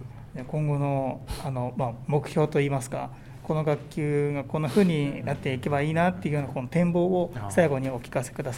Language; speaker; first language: Japanese; native; Japanese